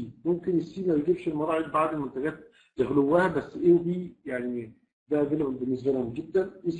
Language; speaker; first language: Arabic; native; Arabic